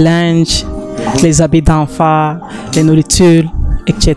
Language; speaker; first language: French; non-native, learner; Rundi